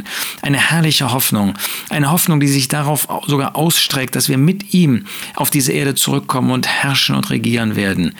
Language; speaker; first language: German; native; German